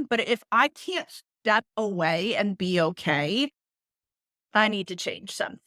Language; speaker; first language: English; native; English